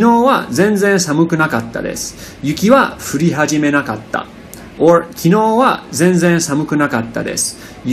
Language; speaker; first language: Japanese; non-native, learner; English